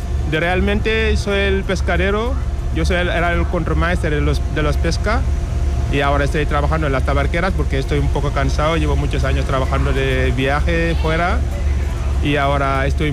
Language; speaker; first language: Spanish; non-native, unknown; Wolof